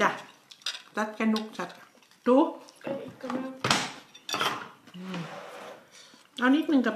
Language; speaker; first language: Thai; native; Thai